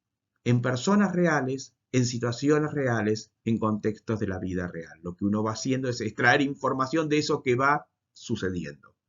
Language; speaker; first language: Spanish; native; Spanish